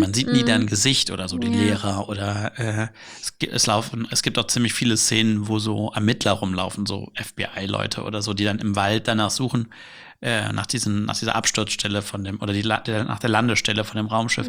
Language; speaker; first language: German; native; German